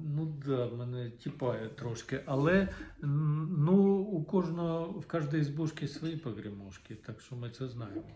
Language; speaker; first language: Ukrainian; non-native, local second language; Russian